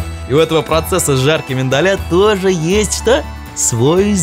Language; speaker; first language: Russian; native; Russian